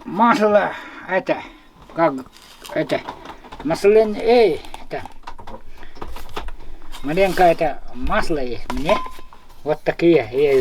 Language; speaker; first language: Russian; non-native, local second language; Yakut